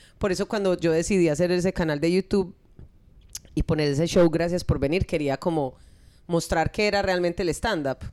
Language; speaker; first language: Spanish; early bilingual, heritage; Spanish